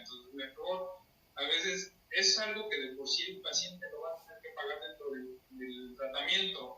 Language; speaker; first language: Spanish; native; Spanish